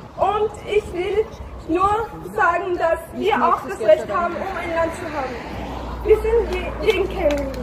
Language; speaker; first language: German; early bilingual, other home language; Arabic